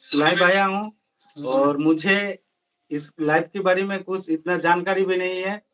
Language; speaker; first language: Hindi; non-native, local second language; Bangla